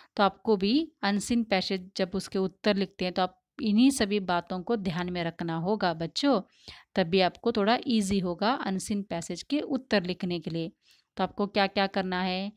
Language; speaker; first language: Hindi; non-native, local second language; Tamil